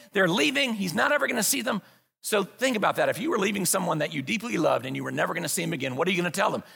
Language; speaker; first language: English; native; English